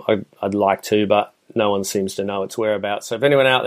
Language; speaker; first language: English; native; English